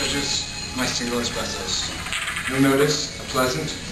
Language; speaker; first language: English; native; English